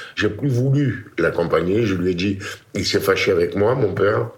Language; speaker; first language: French; native; French